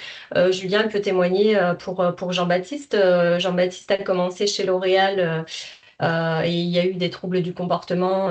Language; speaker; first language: French; native; French